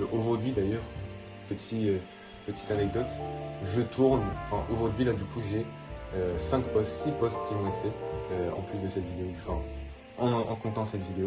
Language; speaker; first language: French; native; French